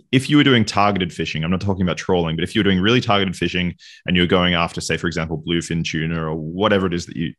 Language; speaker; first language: English; native; English